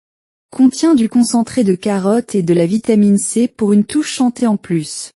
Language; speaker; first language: French; non-native, learner; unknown